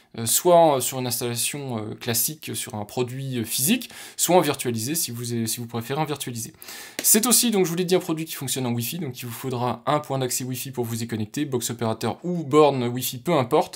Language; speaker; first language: French; native; French